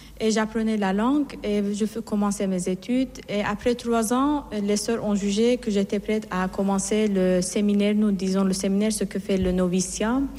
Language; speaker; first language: French; non-native, fluent; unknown